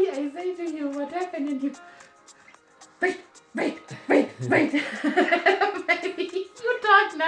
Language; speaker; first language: English; non-native, learner; German